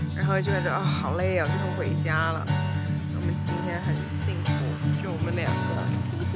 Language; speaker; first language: Chinese; early bilingual, other home language; Cantonese